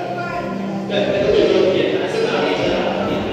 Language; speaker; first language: Chinese; native; Chinese